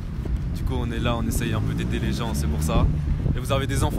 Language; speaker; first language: French; native; French